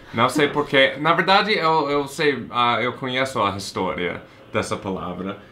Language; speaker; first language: Portuguese; non-native, fluent; English